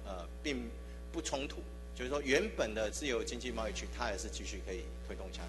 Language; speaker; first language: Chinese; native; Chinese